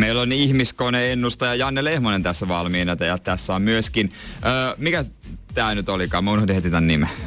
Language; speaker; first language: Finnish; native; Finnish